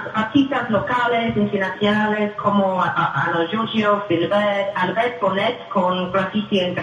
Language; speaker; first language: Spanish; non-native, fluent; English